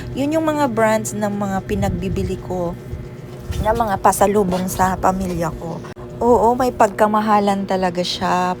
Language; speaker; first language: Filipino; non-native, local second language; Waray